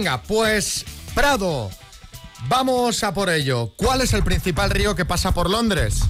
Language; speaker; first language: Spanish; native; Spanish